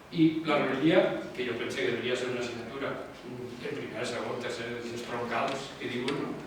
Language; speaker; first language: Catalan; non-native, local second language; Spanish